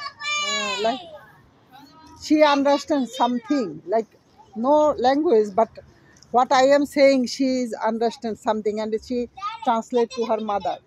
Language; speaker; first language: English; non-native, learner; Bangla